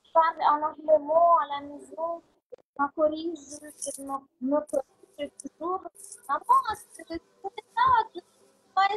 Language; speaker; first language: French; non-native, learner; Ukrainian